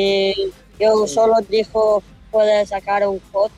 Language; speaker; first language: Spanish; early bilingual, heritage; Norwegian